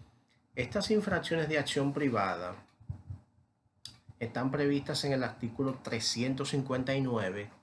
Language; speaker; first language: Spanish; native; Spanish